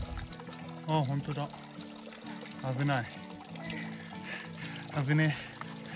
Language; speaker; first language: Japanese; native; Japanese